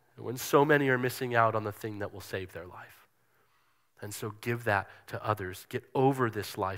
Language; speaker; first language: English; native; English